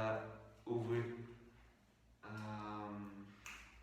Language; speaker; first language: French; non-native, learner; Spanish